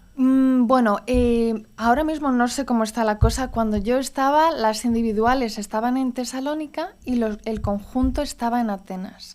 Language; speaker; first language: Spanish; early bilingual, heritage; Spanish